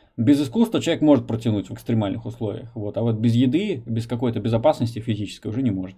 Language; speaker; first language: Russian; native; Russian